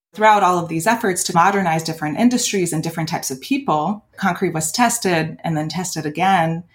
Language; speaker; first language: English; early bilingual, other home language; Lithuanian